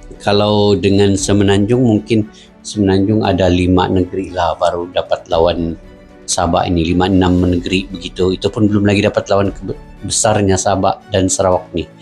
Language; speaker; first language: Malay; native; Malay